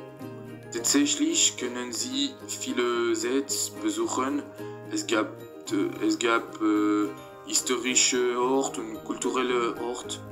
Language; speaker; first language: German; non-native, learner; French